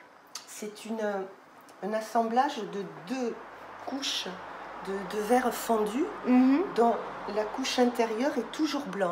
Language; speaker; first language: French; native; French